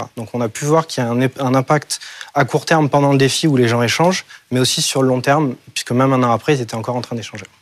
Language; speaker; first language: French; native; French